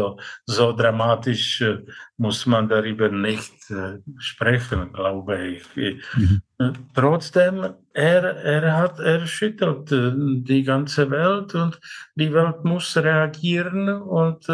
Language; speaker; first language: German; non-native, fluent; Czech